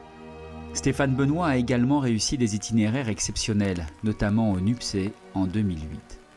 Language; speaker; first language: French; native; French